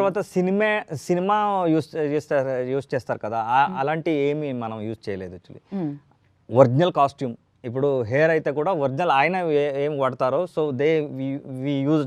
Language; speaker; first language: Telugu; non-native, learner; Kannada